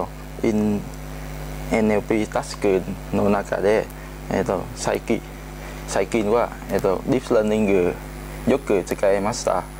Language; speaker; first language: Japanese; non-native, learner; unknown